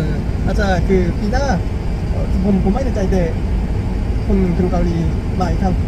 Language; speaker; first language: Thai; non-native, learner; Korean